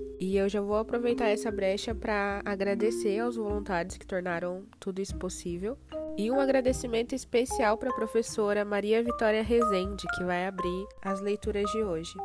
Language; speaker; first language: Portuguese; native; Portuguese